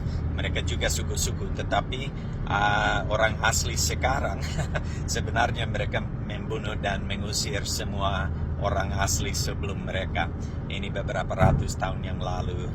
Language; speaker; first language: Indonesian; non-native, fluent; English